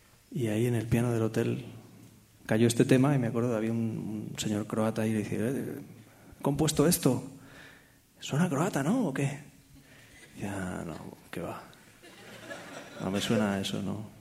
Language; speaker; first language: Spanish; non-native, local second language; Catalan